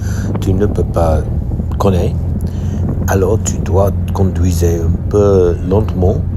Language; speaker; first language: French; non-native, learner; English